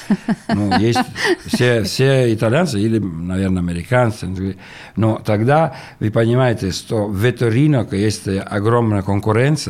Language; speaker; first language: Russian; non-native, learner; Italian